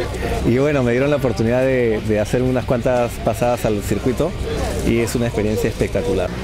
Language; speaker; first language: Spanish; native; Spanish